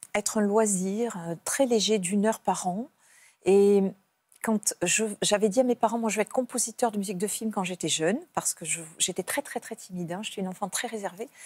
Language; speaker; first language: French; native; French